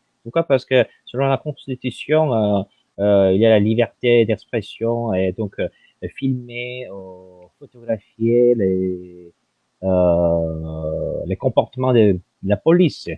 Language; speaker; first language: French; non-native, fluent; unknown